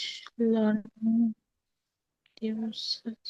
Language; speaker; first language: German; non-native, learner; Urdu